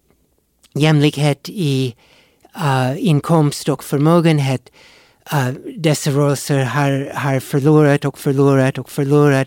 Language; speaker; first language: Swedish; non-native, fluent; English